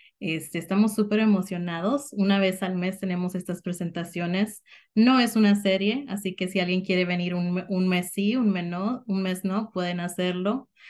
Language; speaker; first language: Spanish; native; Spanish